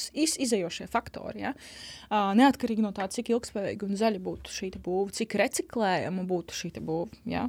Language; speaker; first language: Latvian; native; Latvian